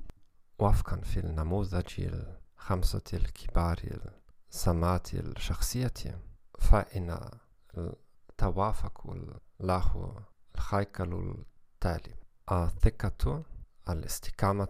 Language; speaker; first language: Arabic; non-native, learner; German